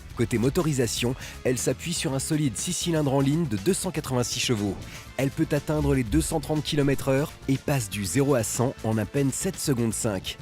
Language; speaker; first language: French; native; French